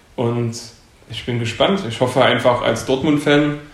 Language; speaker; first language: German; native; German